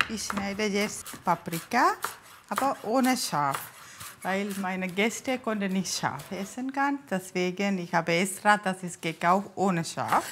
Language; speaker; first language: German; non-native, learner; Tamil